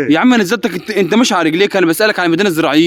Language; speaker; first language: Arabic; native; Arabic